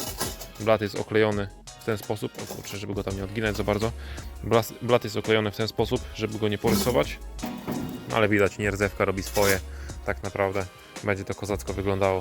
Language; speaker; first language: Polish; native; Polish